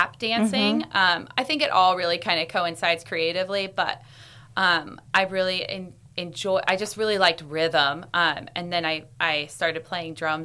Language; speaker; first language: English; native; English